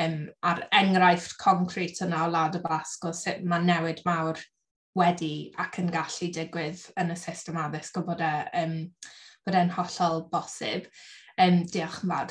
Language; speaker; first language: Welsh; native; Welsh